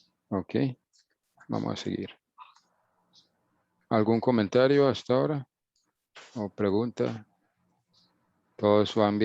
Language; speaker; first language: Spanish; non-native, fluent; English